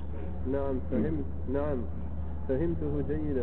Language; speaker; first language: Arabic; non-native, learner; French